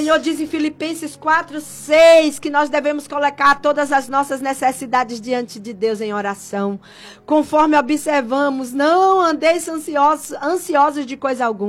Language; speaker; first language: Portuguese; native; Portuguese